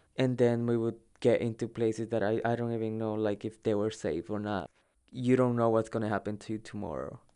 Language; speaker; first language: English; early bilingual, other home language; Spanish